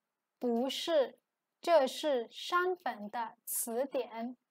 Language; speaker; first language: Chinese; non-native, fluent; Indonesian